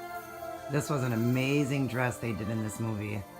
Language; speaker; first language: English; native; English